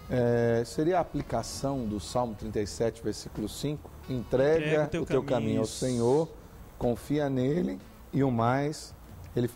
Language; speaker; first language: Portuguese; native; Portuguese